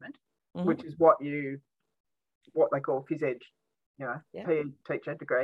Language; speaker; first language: English; native; English